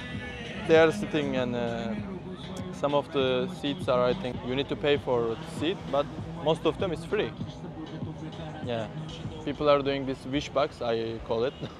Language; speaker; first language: English; non-native, fluent; Turkish